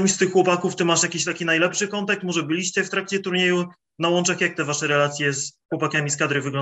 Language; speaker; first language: Polish; native; Polish